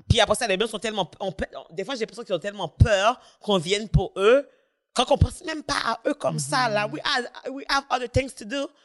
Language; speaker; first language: French; native; French